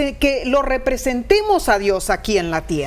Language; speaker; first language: Spanish; native; Spanish